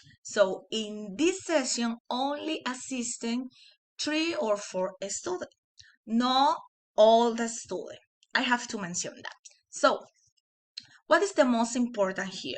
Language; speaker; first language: English; non-native, learner; Spanish